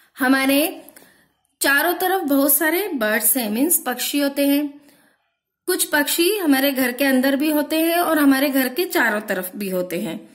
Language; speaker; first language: Hindi; native; Hindi